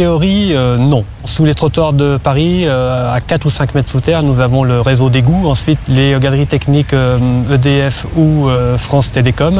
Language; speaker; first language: French; native; French